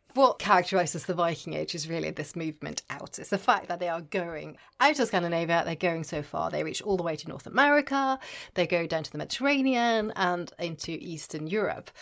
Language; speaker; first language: English; non-native, fluent; Norwegian